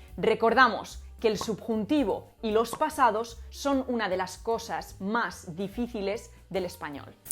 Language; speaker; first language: Spanish; native; Spanish